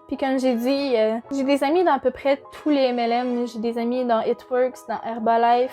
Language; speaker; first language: French; native; French